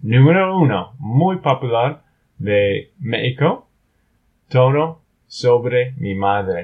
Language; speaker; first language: Spanish; non-native, learner; English